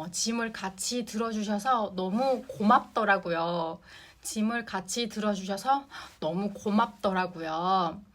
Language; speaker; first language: Korean; non-native, fluent; Japanese